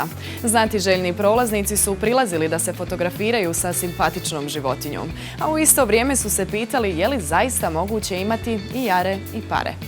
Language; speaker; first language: Bosnian; native; Bosnian